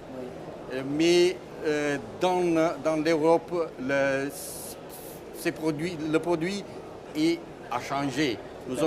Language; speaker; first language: French; non-native, fluent; Italian